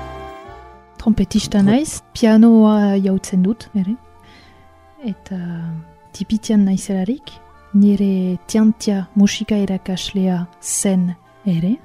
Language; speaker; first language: Basque; non-native, learner; French